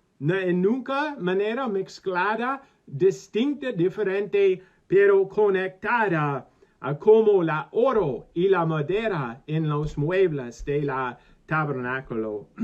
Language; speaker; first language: Spanish; non-native, learner; English